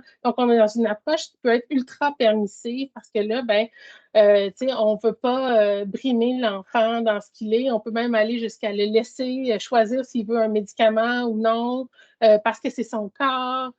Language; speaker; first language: French; native; French